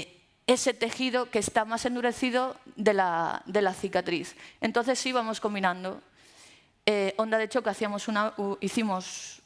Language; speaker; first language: Spanish; native; Spanish